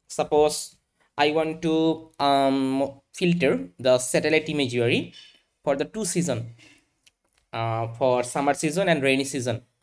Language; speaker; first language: English; non-native, local second language; Bangla